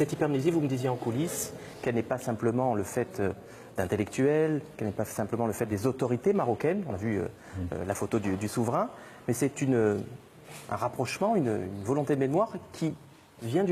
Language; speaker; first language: French; native; French